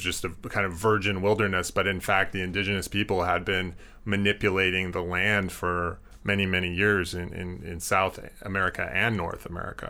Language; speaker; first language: English; native; English